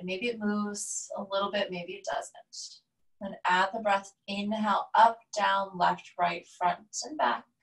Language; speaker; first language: English; native; English